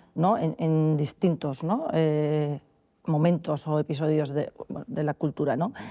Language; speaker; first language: Spanish; native; Spanish